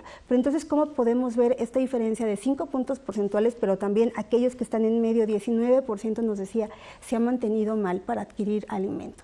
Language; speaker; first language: Spanish; native; Spanish